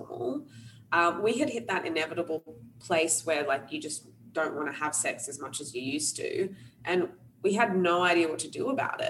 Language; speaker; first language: English; native; English